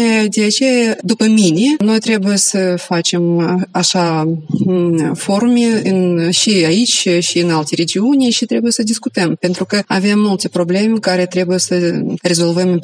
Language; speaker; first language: Romanian; non-native, local second language; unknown